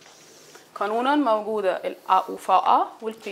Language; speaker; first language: German; non-native, learner; Arabic